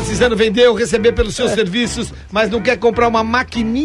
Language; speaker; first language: Portuguese; native; Portuguese